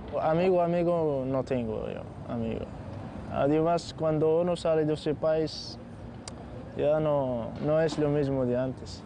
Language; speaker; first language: Spanish; non-native, learner; Arabic